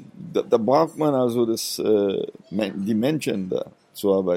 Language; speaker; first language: German; non-native, fluent; Seselwa Creole French